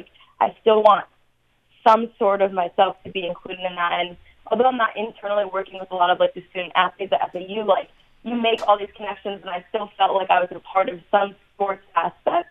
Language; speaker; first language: English; native; English